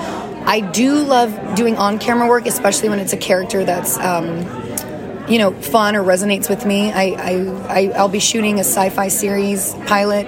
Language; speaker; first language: English; native; English